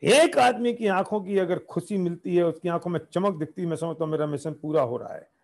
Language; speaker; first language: Hindi; native; Hindi